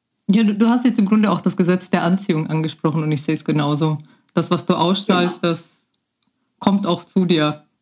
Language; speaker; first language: German; native; German